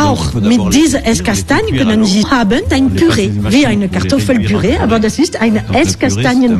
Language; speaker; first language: German; non-native, learner; French